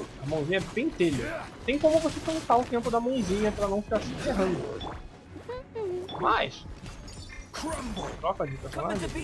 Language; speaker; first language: Portuguese; native; Portuguese